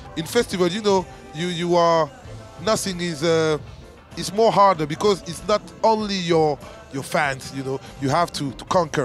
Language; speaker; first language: English; non-native, learner; French